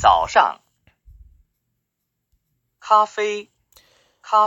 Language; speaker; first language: Chinese; non-native, learner; English